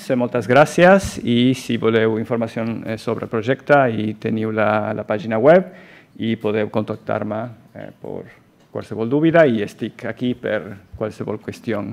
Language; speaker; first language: Catalan; non-native, fluent; Spanish